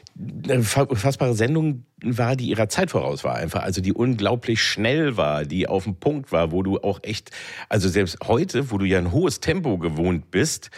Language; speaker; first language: German; native; German